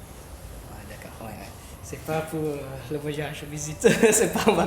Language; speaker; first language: French; non-native, fluent; Khmer